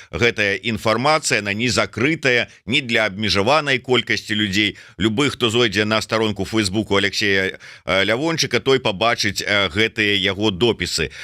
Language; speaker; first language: Belarusian; native; Belarusian